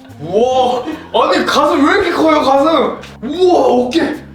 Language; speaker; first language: Korean; native; Korean